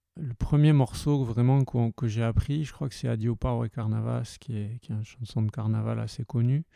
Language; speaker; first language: French; early bilingual, heritage; French